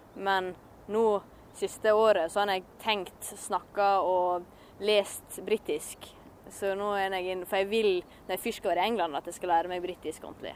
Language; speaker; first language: Norwegian; native; Norwegian